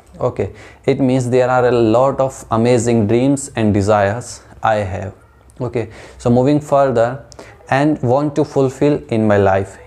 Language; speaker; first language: English; non-native, local second language; Hindi